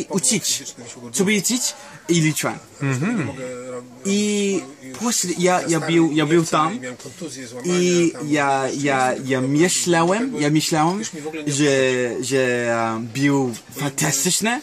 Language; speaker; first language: Polish; non-native, learner; English